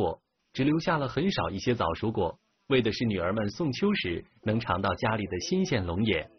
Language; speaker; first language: Chinese; native; Chinese